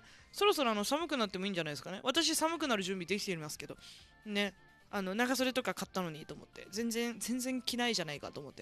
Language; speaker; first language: Japanese; native; Japanese